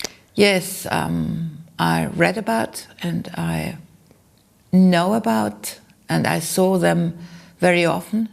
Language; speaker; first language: English; non-native, learner; German